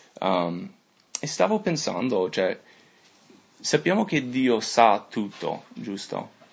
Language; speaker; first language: Italian; non-native, fluent; English